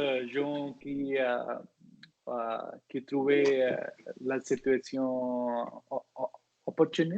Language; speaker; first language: French; non-native, learner; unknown